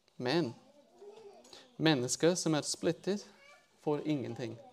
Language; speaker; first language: Norwegian; non-native, fluent; English